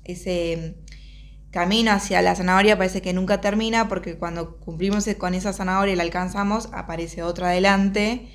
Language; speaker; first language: Spanish; native; Spanish